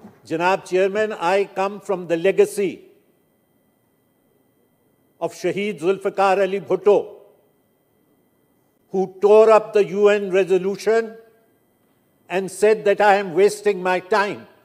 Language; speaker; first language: English; non-native, local second language; Urdu